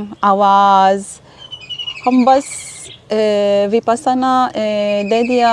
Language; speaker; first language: Hindi; non-native, learner; Hebrew